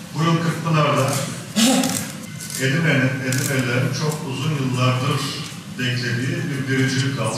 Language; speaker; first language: Turkish; native; Turkish